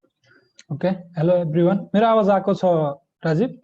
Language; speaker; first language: Nepali; native; Nepali